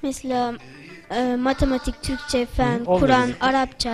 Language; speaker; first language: Turkish; early bilingual, other home language; Uyghur